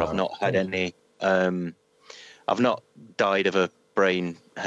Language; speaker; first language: English; native; English